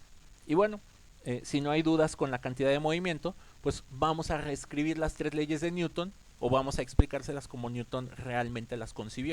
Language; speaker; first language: Spanish; native; Spanish